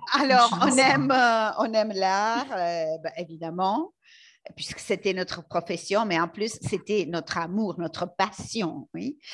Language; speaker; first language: French; non-native, fluent; Spanish